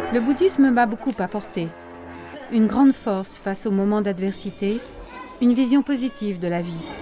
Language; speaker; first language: French; native; French